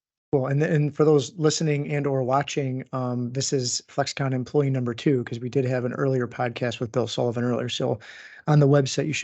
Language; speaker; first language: English; native; English